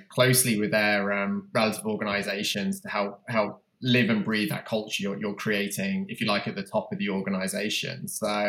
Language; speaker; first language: English; native; English